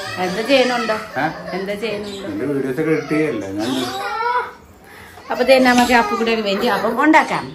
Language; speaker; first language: Malayalam; non-native, learner; Nepali